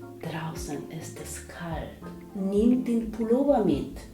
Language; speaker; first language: German; non-native, fluent; Ukrainian